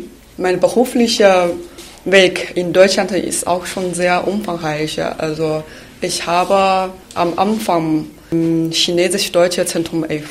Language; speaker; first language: German; non-native, fluent; Chinese